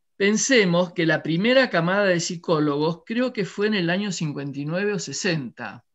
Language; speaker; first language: Spanish; native; Spanish